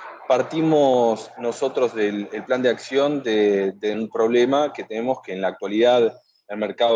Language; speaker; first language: Spanish; native; Spanish